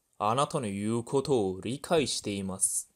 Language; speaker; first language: Japanese; non-native, fluent; Turkish